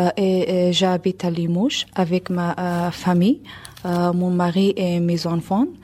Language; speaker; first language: French; non-native, learner; Persian